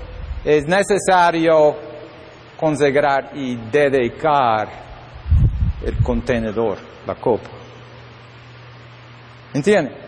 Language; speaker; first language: Spanish; non-native, learner; English